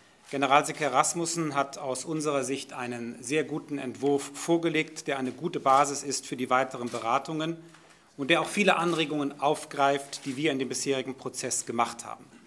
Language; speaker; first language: German; native; German